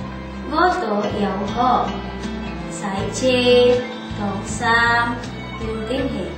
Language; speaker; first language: Cantonese; non-native, learner; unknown